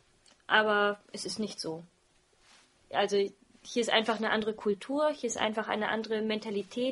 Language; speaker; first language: German; early bilingual, other home language; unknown